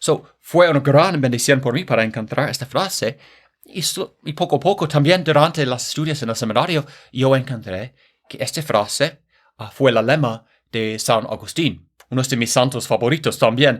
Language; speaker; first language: Spanish; non-native, fluent; English